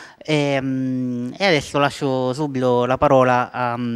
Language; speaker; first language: Italian; native; Italian